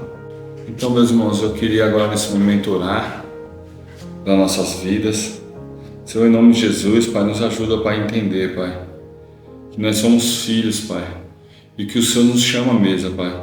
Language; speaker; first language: Portuguese; native; Portuguese